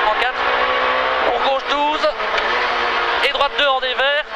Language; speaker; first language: French; native; French